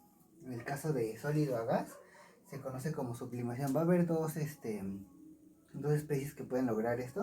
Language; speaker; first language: Spanish; native; Spanish